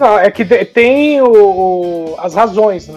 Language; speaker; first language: Portuguese; native; Portuguese